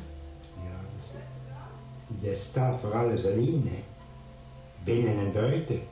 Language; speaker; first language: Dutch; non-native, local second language; Limburgish